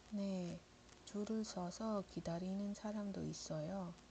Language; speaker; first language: Korean; non-native, learner; Iloko